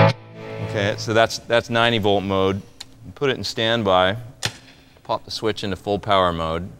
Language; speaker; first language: English; native; English